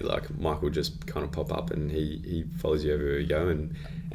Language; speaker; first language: English; native; English